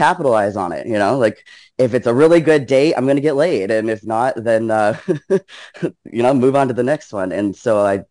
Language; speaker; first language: English; native; English